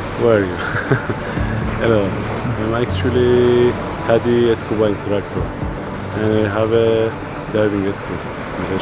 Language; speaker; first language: English; non-native, fluent; Persian